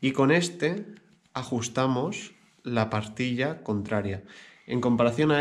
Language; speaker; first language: Spanish; native; Spanish